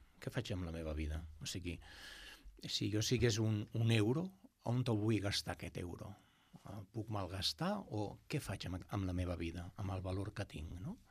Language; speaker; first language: Catalan; non-native, local second language; Spanish